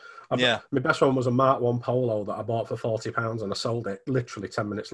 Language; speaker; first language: English; native; English